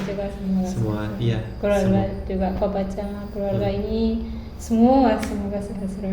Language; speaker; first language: Indonesian; non-native, learner; Japanese